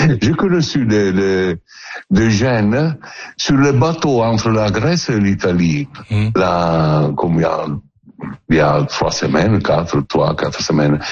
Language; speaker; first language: French; non-native, learner; Italian